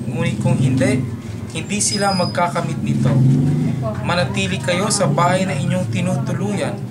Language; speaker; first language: Filipino; non-native, local second language; Hiligaynon